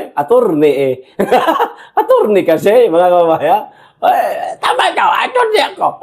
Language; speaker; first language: Filipino; non-native, local second language; Cebuano